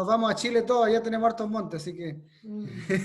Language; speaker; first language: Spanish; native; Spanish